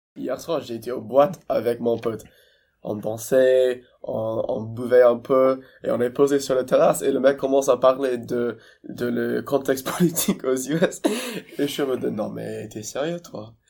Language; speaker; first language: French; non-native, fluent; English